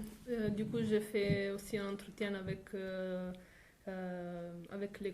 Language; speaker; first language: French; non-native, fluent; Italian